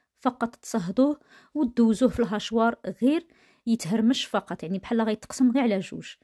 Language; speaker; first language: Arabic; native; Arabic